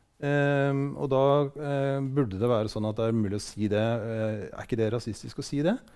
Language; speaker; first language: Norwegian; native; Norwegian